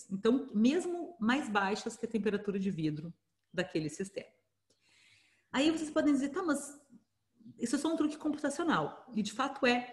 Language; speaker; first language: Portuguese; native; Portuguese